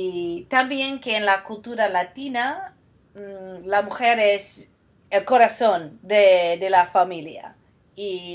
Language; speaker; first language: Spanish; non-native, fluent; English